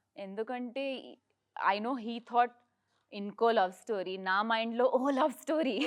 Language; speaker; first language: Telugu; non-native, learner; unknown